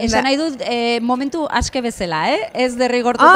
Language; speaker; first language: Basque; native; Basque